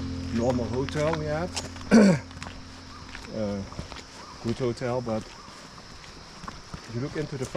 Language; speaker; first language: English; non-native, fluent; Dutch